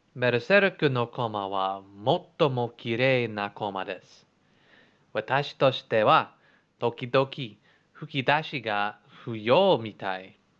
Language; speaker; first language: Japanese; non-native, learner; English